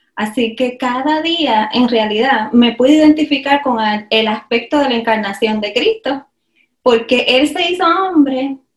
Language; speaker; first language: Spanish; native; Spanish